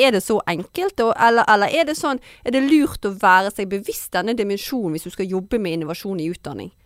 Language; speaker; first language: Norwegian; native; Norwegian